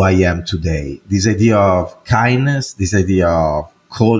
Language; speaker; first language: English; non-native, fluent; Italian